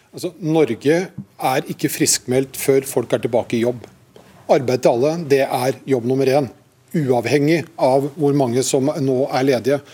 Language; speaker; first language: Norwegian; native; Norwegian